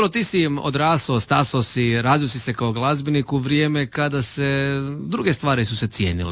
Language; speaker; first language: Serbian; native; Serbian